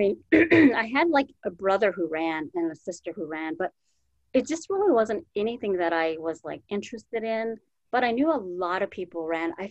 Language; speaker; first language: English; native; English